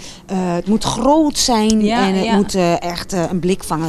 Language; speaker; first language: Dutch; native; Dutch